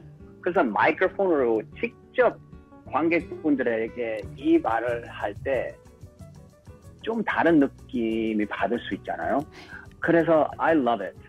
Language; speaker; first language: Korean; early bilingual, heritage; English